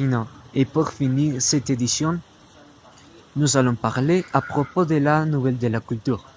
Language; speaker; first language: French; non-native, learner; Spanish